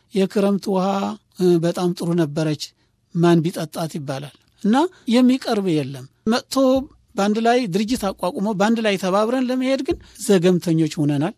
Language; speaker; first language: Amharic; non-native, local second language; Tigrinya